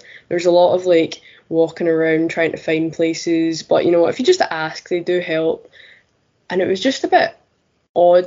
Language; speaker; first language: English; native; English